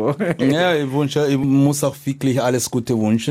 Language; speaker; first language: German; non-native, learner; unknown